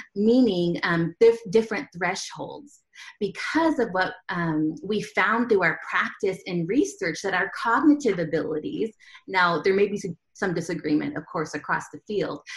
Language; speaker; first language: English; early bilingual, other home language; Spanish